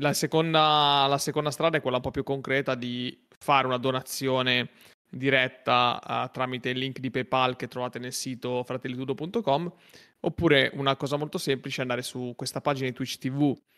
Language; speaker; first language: Italian; native; Italian